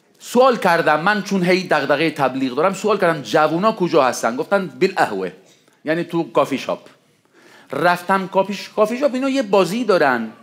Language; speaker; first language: Persian; non-native, fluent; Spanish